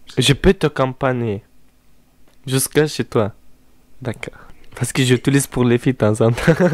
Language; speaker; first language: French; non-native, learner; Turkish